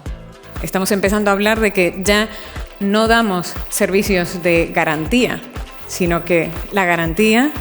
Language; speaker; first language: Spanish; native; Spanish